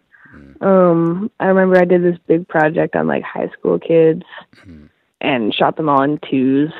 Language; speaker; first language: English; native; English